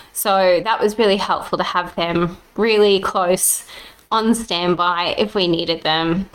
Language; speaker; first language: English; native; English